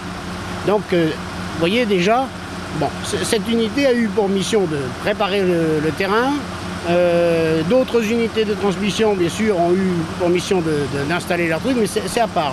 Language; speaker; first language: French; native; French